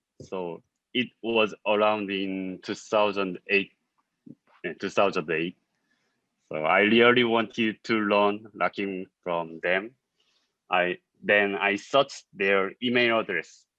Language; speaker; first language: English; non-native, learner; Korean